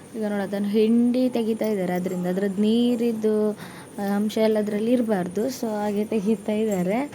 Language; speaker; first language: Kannada; non-native, local second language; Tulu